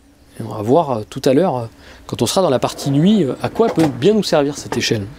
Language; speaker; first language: French; native; French